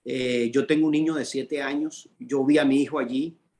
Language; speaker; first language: Spanish; native; Spanish